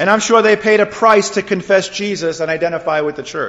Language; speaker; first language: English; native; English